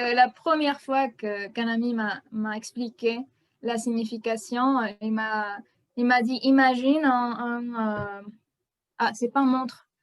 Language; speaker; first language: French; non-native, fluent; Spanish